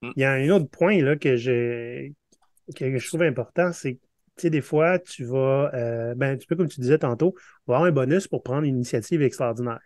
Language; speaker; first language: French; native; French